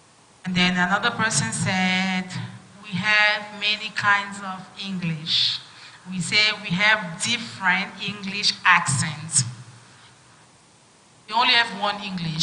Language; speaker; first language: English; non-native, fluent; French